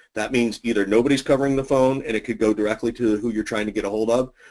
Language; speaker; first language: English; native; English